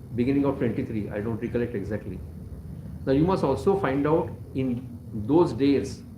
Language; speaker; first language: English; non-native, local second language; Marathi